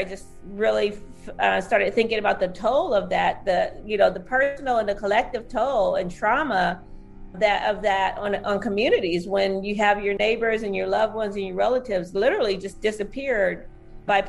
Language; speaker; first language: English; native; English